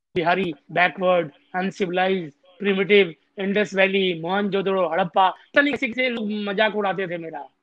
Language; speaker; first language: Hindi; native; Hindi